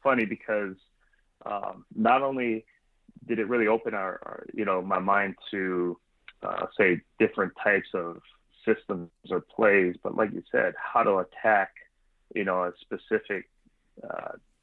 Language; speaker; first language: English; native; English